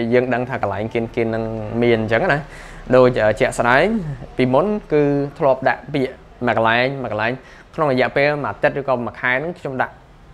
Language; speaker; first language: Khmer; native; Khmer